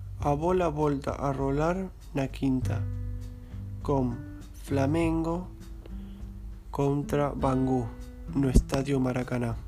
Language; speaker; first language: Portuguese; non-native, learner; Spanish